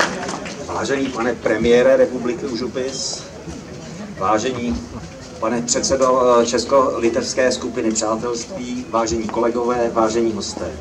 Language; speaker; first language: Czech; native; Czech